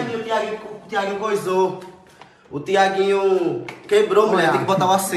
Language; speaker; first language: Portuguese; native; Portuguese